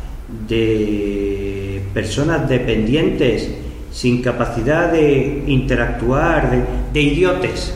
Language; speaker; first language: Spanish; native; Spanish